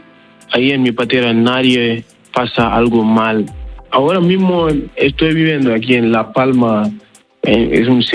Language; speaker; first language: Spanish; non-native, learner; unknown